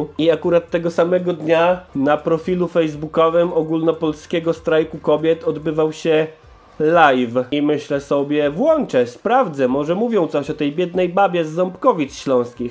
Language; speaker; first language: Polish; native; Polish